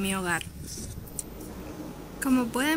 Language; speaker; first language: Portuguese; non-native, learner; Spanish